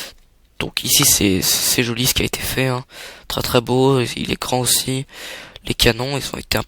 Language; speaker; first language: French; native; French